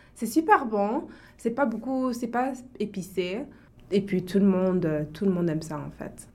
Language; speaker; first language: French; early bilingual, heritage; French